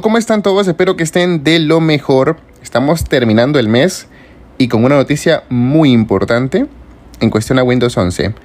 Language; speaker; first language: Spanish; native; Spanish